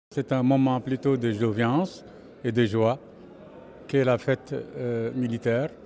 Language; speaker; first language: French; non-native, local second language; Arabic